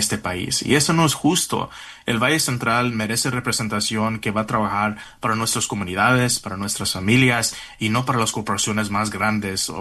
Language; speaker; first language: Spanish; early bilingual, heritage; Spanish